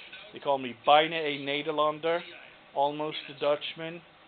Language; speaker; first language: Dutch; non-native, learner; English